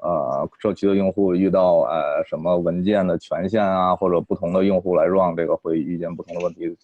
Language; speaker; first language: Chinese; native; Chinese